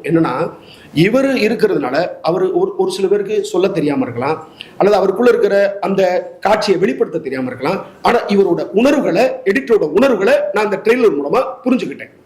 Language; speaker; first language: Tamil; native; Tamil